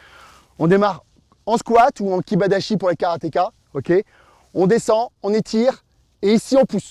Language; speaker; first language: French; native; French